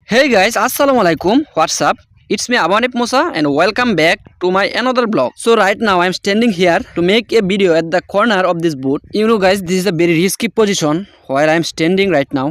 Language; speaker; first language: English; non-native, local second language; Bangla